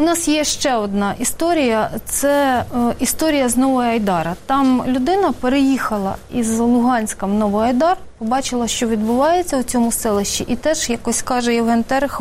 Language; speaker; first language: Ukrainian; native; Ukrainian